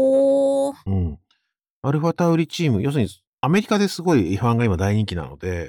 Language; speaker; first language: Japanese; native; Japanese